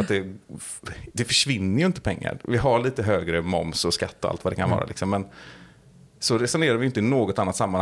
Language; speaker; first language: Swedish; native; Swedish